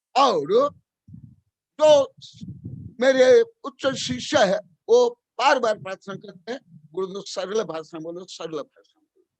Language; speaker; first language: Hindi; non-native, local second language; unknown